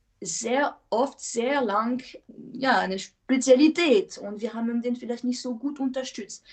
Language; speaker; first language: German; non-native, fluent; French